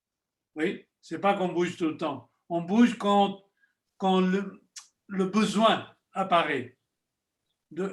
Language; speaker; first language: French; non-native, fluent; Spanish